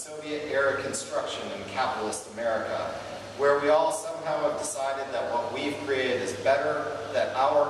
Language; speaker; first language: English; native; English